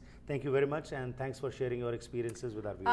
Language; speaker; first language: English; non-native, fluent; Punjabi